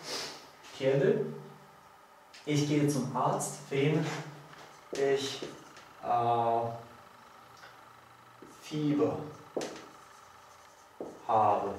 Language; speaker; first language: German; non-native, learner; Polish